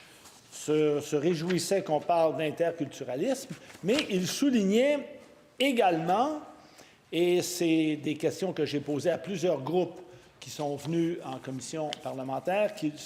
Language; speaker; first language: French; native; French